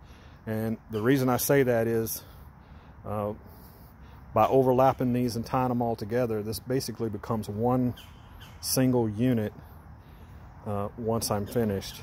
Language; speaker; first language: English; native; English